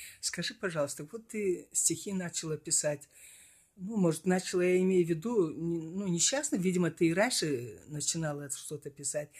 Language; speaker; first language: Russian; non-native, local second language; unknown